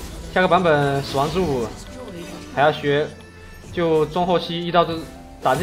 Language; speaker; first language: Chinese; native; Chinese